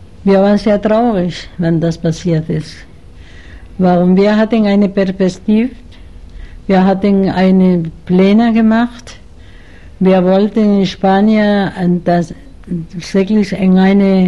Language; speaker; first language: German; non-native, fluent; Spanish